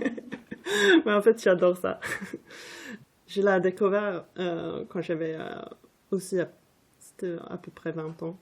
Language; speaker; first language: French; non-native, fluent; Swedish